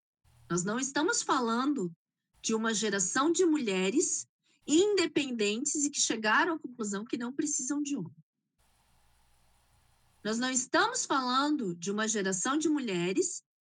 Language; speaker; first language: Portuguese; native; Portuguese